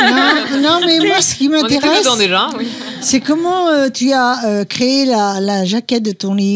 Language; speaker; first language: French; native; French